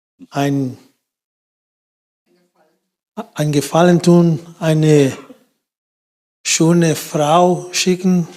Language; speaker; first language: German; non-native, fluent; Portuguese